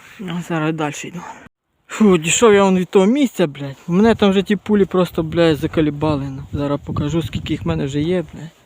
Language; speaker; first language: Ukrainian; native; Ukrainian